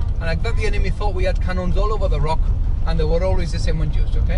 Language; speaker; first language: English; non-native, local second language; Spanish